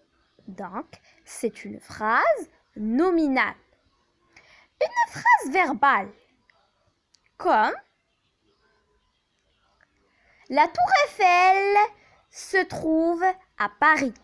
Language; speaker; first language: French; non-native, local second language; Arabic